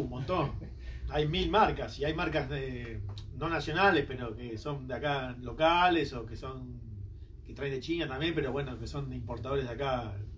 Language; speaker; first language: Spanish; native; Spanish